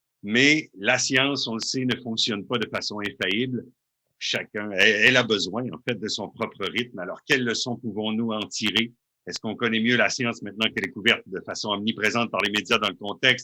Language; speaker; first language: French; native; French